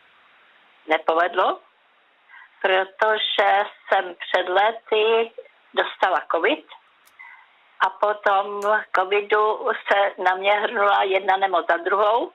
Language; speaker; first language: Czech; native; Czech